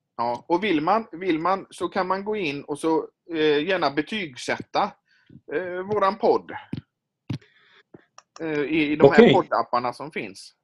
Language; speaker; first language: Swedish; native; Swedish